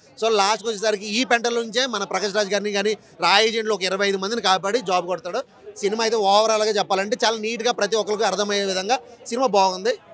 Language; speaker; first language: Telugu; native; Telugu